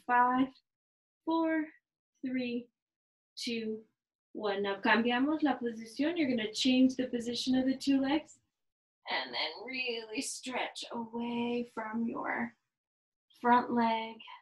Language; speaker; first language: English; native; English